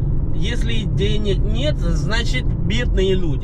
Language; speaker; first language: Russian; non-native, fluent; Khmer